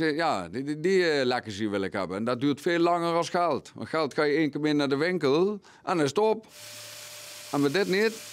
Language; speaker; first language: Dutch; native; Dutch